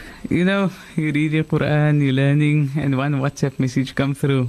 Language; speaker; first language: English; native; English